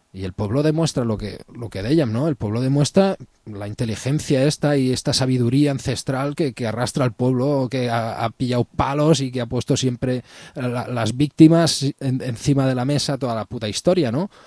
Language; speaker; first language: Spanish; non-native, local second language; Catalan